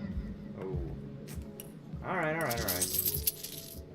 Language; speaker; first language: English; native; English